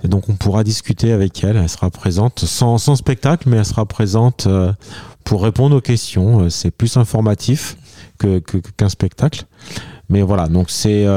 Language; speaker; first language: French; native; French